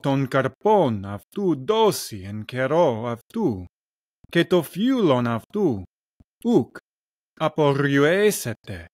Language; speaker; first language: Greek; non-native, learner; English